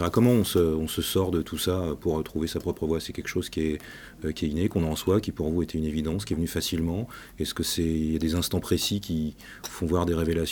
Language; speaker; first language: French; native; French